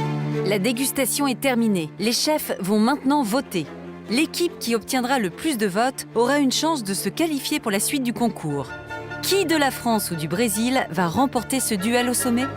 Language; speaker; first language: French; native; French